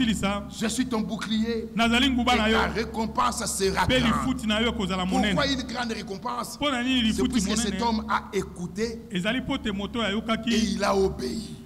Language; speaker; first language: French; non-native, local second language; Lingala